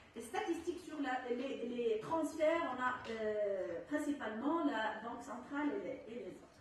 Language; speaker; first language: French; non-native, local second language; Arabic